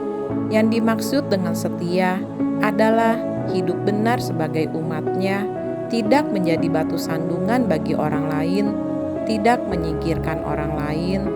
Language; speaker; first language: Indonesian; native; Indonesian